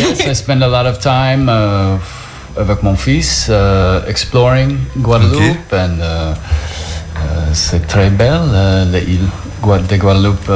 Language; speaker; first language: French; non-native, learner; English